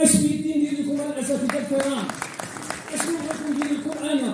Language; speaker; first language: Arabic; native; Arabic